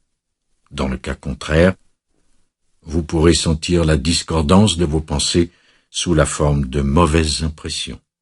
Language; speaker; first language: French; native; French